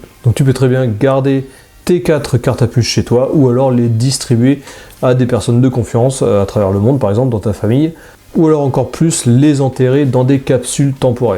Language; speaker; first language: French; native; French